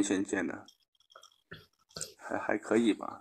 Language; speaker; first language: Chinese; native; Chinese